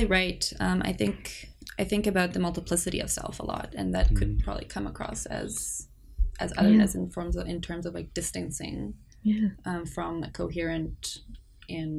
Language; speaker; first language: English; non-native, local second language; Afrikaans